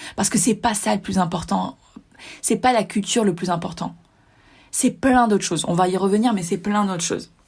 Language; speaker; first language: French; native; French